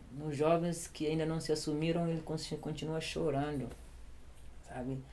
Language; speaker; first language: Portuguese; non-native, local second language; Kabuverdianu